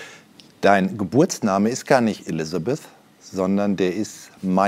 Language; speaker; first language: German; native; German